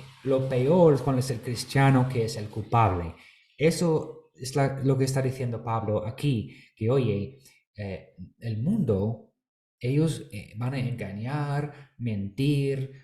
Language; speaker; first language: Spanish; non-native, fluent; English